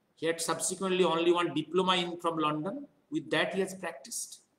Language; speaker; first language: English; non-native, local second language; Bangla